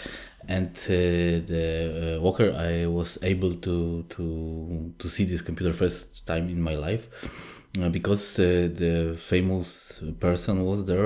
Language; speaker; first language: English; non-native, fluent; Polish